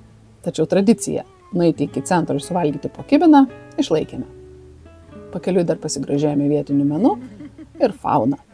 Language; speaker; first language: Lithuanian; native; Lithuanian